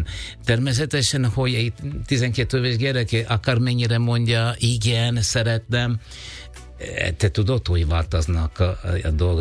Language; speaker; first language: Hungarian; non-native, fluent; Italian